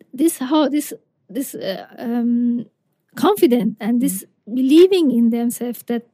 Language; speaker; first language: English; non-native, fluent; Persian